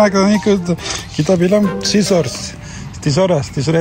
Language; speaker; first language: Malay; non-native, learner; Spanish